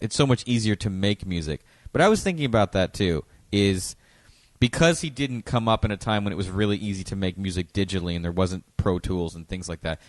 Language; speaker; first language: English; native; English